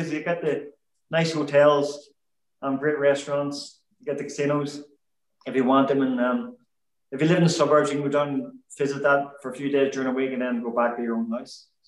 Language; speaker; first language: English; native; English